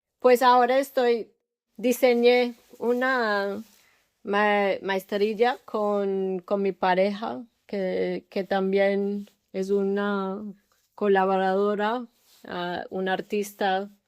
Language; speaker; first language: Spanish; early bilingual, heritage; English